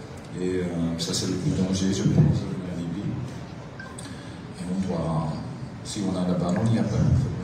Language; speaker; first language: French; non-native, local second language; Dutch